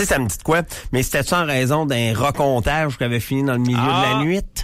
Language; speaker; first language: French; native; French